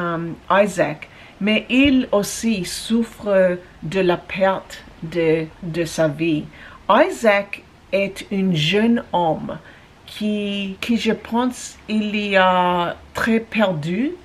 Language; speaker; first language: French; non-native, learner; English